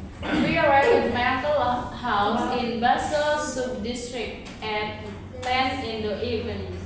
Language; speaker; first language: English; non-native, learner; Indonesian